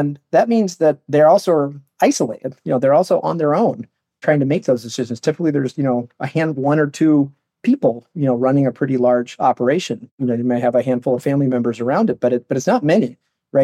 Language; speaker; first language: English; native; English